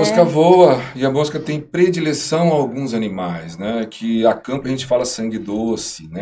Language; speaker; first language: Portuguese; native; Portuguese